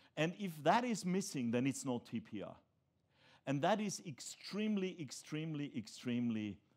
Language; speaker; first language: English; non-native, fluent; German